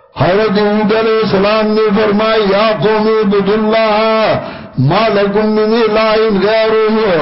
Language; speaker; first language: Urdu; non-native, local second language; Pashto